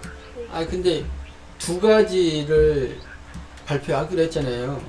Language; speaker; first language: Korean; native; Korean